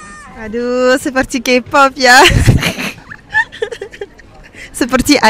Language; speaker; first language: Indonesian; non-native, learner; Arabic